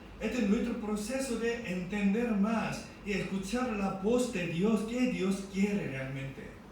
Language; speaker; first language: Spanish; non-native, fluent; Korean